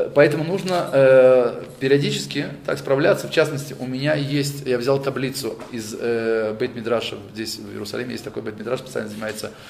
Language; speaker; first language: Russian; native; Russian